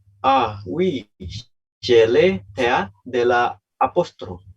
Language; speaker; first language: French; non-native, learner; Indonesian